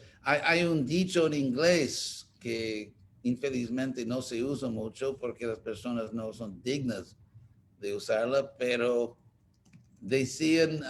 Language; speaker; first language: Spanish; non-native, fluent; English